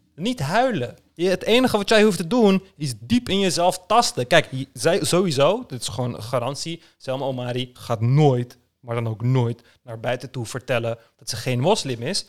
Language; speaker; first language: Dutch; early bilingual, other home language; Turkish